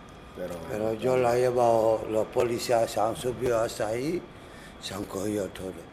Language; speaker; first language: Spanish; non-native, learner; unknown